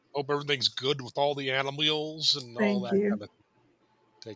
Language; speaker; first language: English; native; English